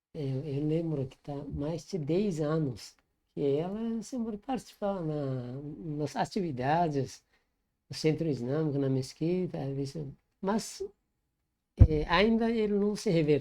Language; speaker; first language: Portuguese; non-native, learner; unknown